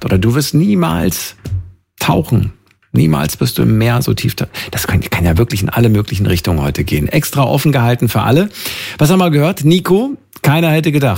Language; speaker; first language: German; native; German